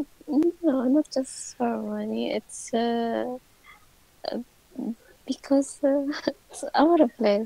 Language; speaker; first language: English; non-native, learner; Arabic